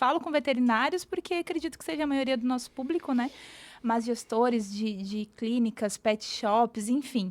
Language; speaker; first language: Portuguese; native; Portuguese